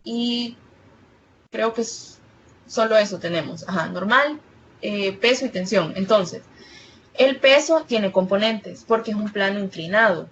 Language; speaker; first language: Spanish; native; Spanish